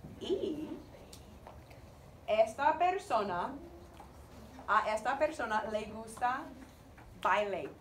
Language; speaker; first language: Spanish; non-native, fluent; English